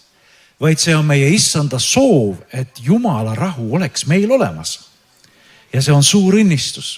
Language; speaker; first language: Estonian; native; Estonian